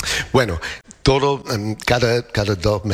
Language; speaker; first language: Spanish; non-native, learner; English